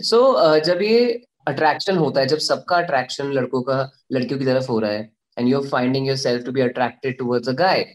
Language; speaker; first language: Hindi; native; Hindi